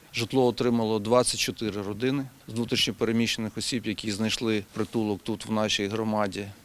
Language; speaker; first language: Ukrainian; native; Ukrainian